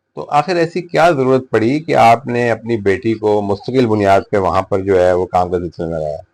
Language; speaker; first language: Urdu; native; Urdu